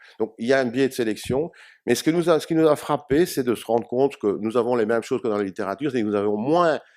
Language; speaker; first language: French; native; French